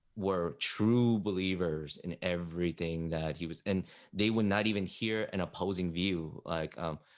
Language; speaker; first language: English; native; English